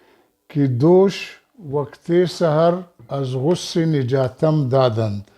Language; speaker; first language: Persian; non-native, fluent; Pashto